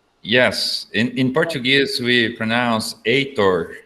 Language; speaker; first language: English; non-native, learner; Portuguese